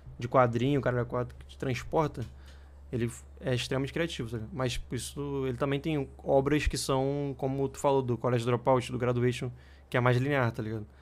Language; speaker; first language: Portuguese; native; Portuguese